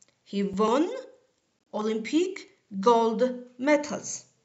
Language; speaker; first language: English; non-native, fluent; Armenian